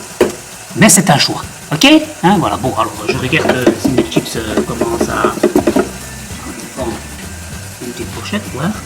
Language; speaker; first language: French; native; French